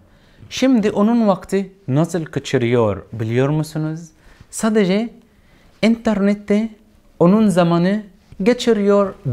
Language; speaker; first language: Turkish; non-native, learner; Arabic